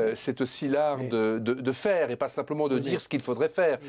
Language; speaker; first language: French; native; French